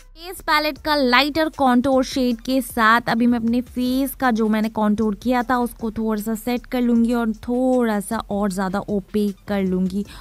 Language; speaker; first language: Hindi; non-native, local second language; Bangla